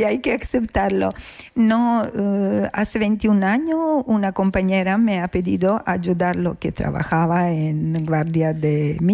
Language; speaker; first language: Spanish; non-native, learner; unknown